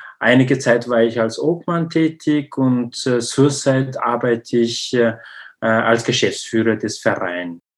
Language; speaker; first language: German; non-native, learner; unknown